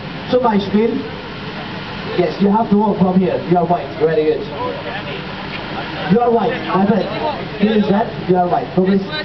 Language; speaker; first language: English; non-native, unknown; Turkish